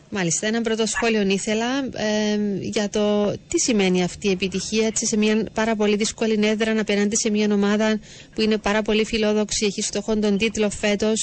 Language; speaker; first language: Greek; native; Greek